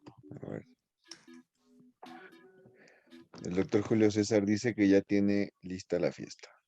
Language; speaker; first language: Spanish; native; Spanish